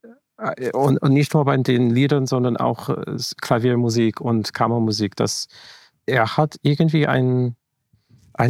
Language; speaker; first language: German; non-native, fluent; English